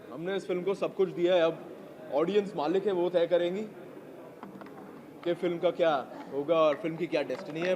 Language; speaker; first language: Hindi; native; Hindi